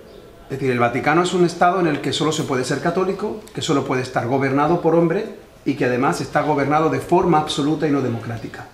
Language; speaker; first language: Spanish; native; Spanish